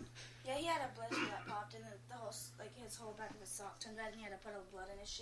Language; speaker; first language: English; native; English